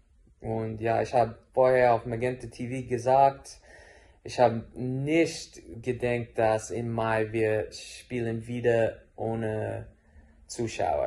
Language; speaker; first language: German; non-native, learner; English